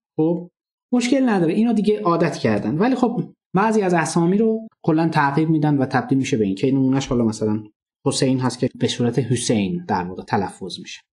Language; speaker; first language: Persian; non-native, local second language; Azerbaijani